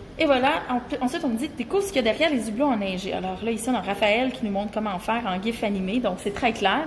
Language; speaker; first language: French; native; French